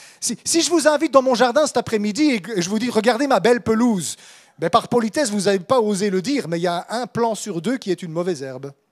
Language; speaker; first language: French; native; French